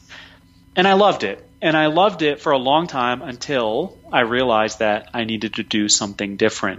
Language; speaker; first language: English; native; English